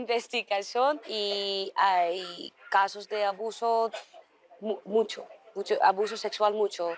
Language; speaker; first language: Spanish; non-native, learner; Dutch